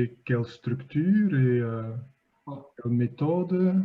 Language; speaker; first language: French; non-native, fluent; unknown